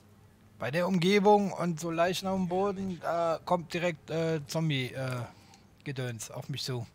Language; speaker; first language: German; native; German